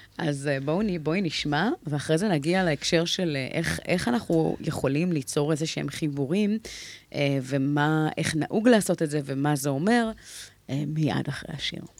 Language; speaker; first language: Hebrew; native; Hebrew